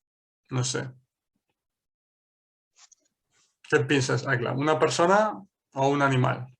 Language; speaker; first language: Spanish; non-native, fluent; English